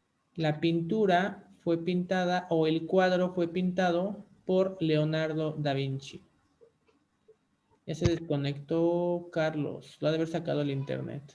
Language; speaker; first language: Spanish; native; Spanish